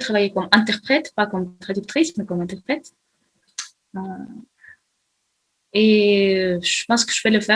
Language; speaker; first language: French; non-native, fluent; Russian